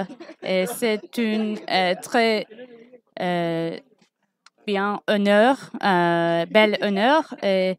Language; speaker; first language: French; non-native, learner; Turkish